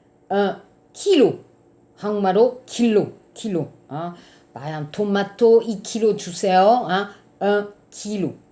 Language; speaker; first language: Korean; non-native, fluent; French